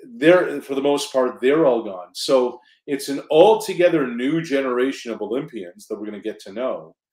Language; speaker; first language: English; native; English